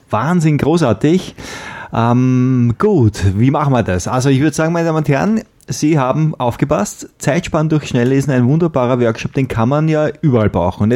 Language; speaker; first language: German; native; German